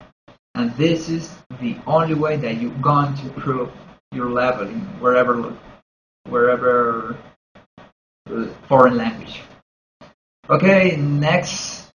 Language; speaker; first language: English; non-native, learner; Spanish